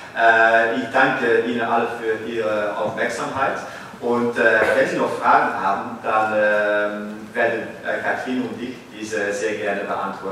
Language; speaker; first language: German; non-native, fluent; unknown